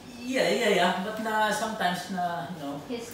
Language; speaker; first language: English; non-native, learner; Filipino